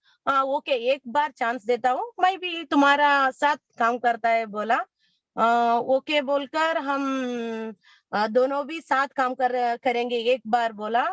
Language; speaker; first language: Hindi; non-native, local second language; Kannada